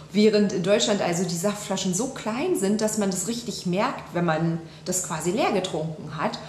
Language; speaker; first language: German; native; German